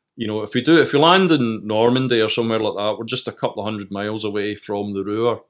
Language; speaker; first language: English; native; English